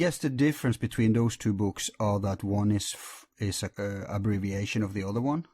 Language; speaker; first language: English; non-native, fluent; Norwegian